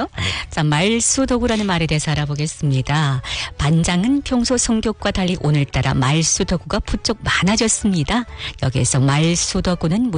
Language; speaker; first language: Korean; early bilingual, heritage; Korean